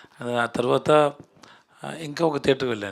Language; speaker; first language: Telugu; non-native, learner; Tamil